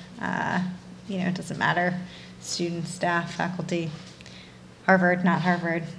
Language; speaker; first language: English; early bilingual, other home language; Persian